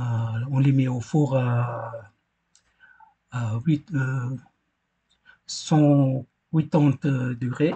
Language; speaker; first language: French; non-native, fluent; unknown